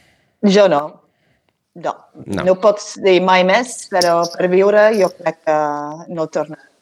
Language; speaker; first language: Catalan; non-native, fluent; English